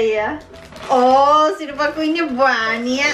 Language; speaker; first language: Indonesian; non-native, learner; Japanese